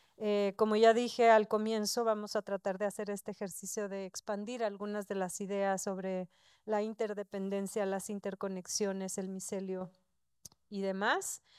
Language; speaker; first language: Spanish; native; Spanish